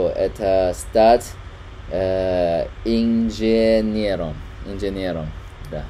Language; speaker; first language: Russian; non-native, learner; Chinese